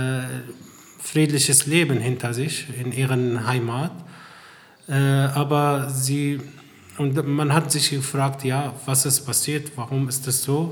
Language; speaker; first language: German; non-native, fluent; Arabic